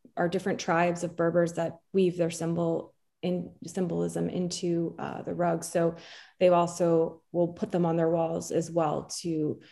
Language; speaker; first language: English; native; English